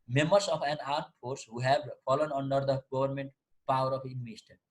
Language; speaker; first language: English; non-native, local second language; Nepali